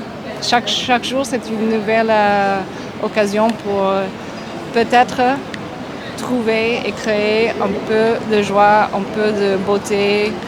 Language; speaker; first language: French; non-native, fluent; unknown